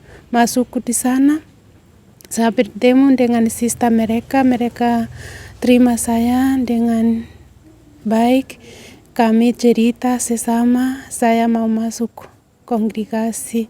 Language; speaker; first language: Indonesian; non-native, learner; Swahili